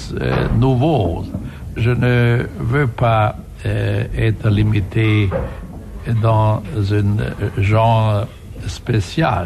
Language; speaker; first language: French; non-native, fluent; German